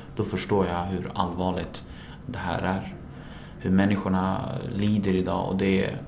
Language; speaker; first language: Swedish; early bilingual, other home language; Kurdish